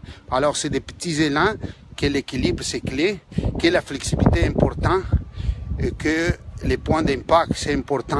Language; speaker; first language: French; non-native, fluent; Spanish